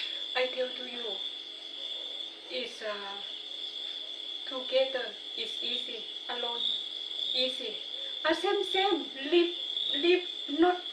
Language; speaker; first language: English; non-native, learner; Thai